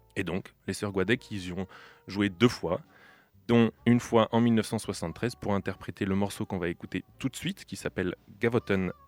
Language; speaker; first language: French; native; French